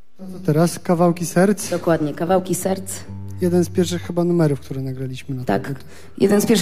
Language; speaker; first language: Polish; native; Polish